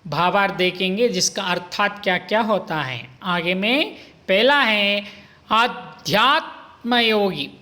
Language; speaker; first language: Hindi; non-native, local second language; Kannada